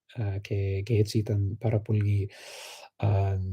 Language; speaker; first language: Greek; non-native, fluent; English